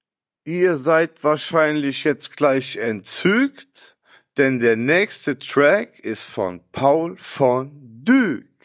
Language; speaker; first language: German; native; German